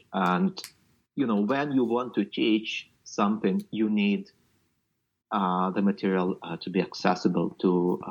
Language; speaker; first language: English; non-native, fluent; Ukrainian